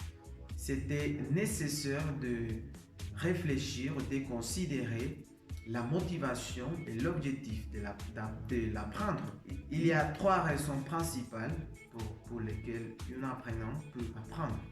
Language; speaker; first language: French; non-native, learner; Spanish